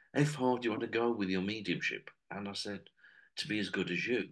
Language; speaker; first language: English; native; English